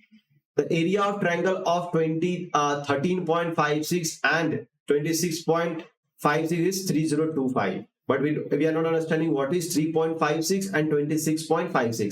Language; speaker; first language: English; non-native, local second language; Hindi